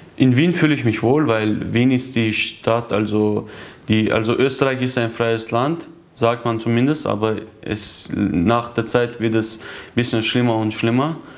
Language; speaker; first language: German; early bilingual, other home language; Chechen